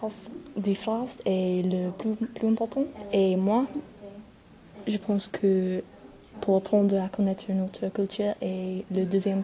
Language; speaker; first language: French; non-native, learner; English